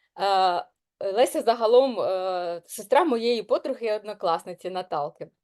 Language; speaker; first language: Ukrainian; non-native, local second language; Russian